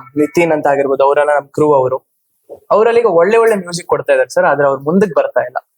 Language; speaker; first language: Kannada; non-native, local second language; Kodava